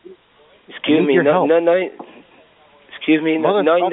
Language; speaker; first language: English; non-native, learner; Spanish